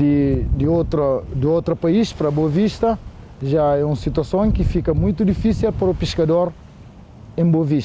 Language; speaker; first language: Portuguese; non-native, local second language; Kabuverdianu